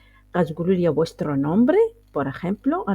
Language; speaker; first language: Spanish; non-native, fluent; Arabic